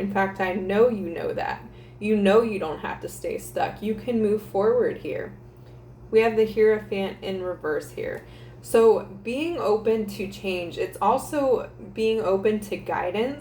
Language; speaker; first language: English; native; English